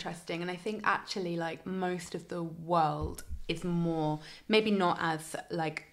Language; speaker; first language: English; native; English